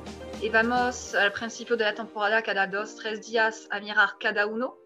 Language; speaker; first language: Spanish; non-native, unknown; French